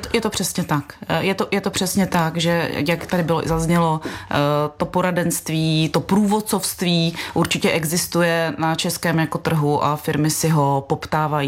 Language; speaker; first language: Czech; native; Czech